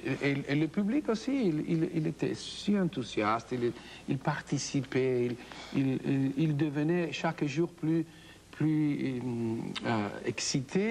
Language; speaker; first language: French; non-native, fluent; Spanish